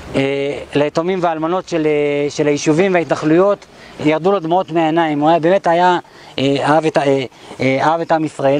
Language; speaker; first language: Hebrew; native; Hebrew